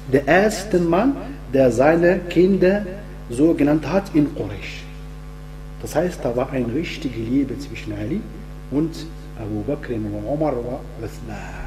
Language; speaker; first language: German; non-native, fluent; Arabic